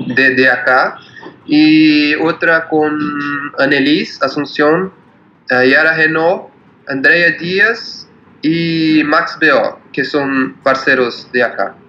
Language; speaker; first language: Spanish; non-native, learner; Portuguese